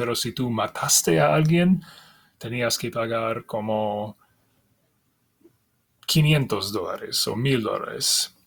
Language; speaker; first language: Spanish; non-native, fluent; English